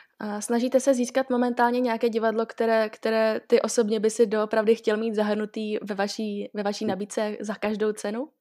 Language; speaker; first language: Czech; native; Czech